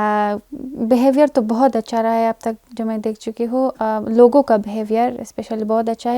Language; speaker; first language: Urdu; non-native, fluent; Persian